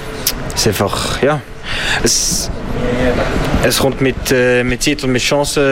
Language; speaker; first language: German; non-native, learner; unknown